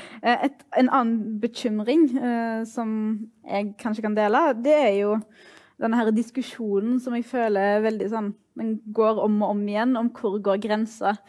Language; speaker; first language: Norwegian; early bilingual, other home language; Arabic